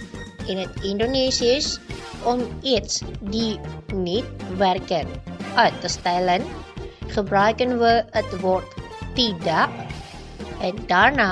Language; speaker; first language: Dutch; non-native, learner; Indonesian